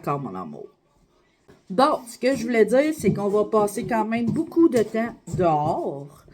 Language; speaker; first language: French; native; French